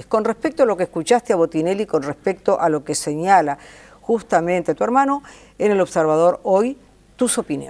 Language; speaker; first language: Spanish; native; Spanish